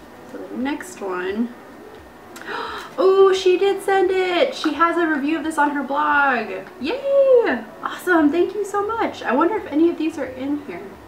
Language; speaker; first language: English; native; English